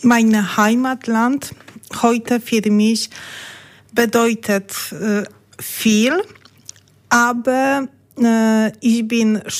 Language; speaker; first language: German; non-native, learner; Polish